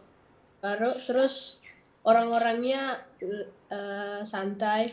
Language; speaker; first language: Indonesian; early bilingual, heritage; Dutch